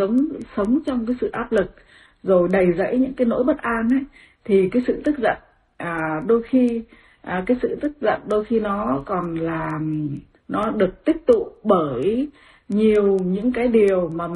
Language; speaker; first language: Vietnamese; native; Vietnamese